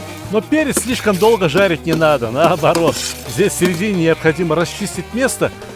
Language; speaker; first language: Russian; native; Russian